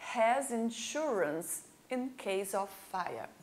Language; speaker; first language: English; non-native, fluent; Portuguese